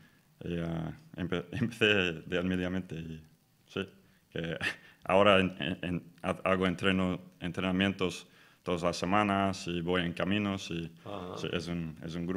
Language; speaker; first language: Spanish; non-native, fluent; English